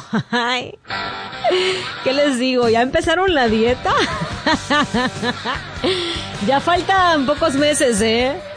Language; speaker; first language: Spanish; native; Spanish